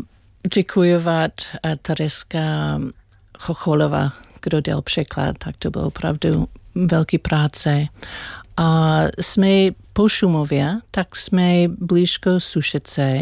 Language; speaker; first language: Czech; non-native, learner; English